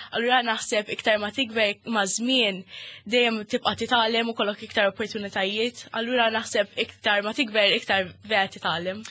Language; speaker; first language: Maltese; early bilingual, other home language; English